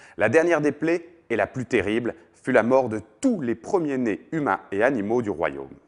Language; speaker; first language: French; native; French